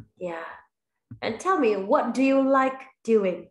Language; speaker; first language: English; non-native, fluent; Vietnamese